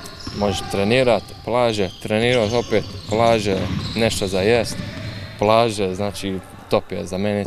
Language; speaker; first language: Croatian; early bilingual, heritage; English